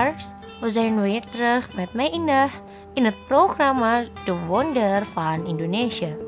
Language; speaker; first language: Dutch; non-native, fluent; Indonesian